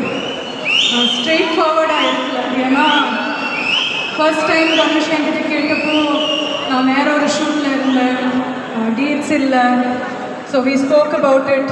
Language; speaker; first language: Tamil; non-native, local second language; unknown